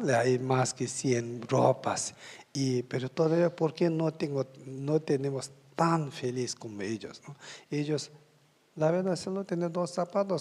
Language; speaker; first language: Spanish; non-native, learner; Tibetan